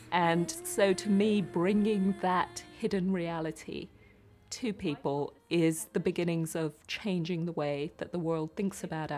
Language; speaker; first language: English; non-native, local second language; Gujarati